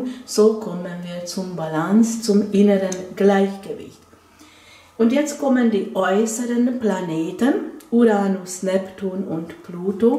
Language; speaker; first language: German; non-native, fluent; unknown